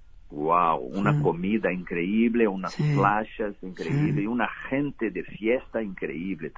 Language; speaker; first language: Spanish; non-native, fluent; Portuguese